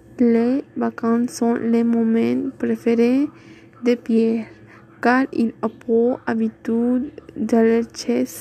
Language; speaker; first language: French; non-native, learner; Spanish